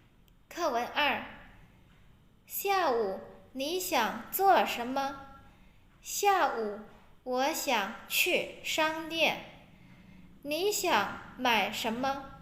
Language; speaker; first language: Chinese; non-native, fluent; Indonesian